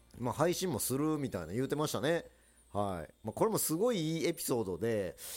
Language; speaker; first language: Japanese; early bilingual, other home language; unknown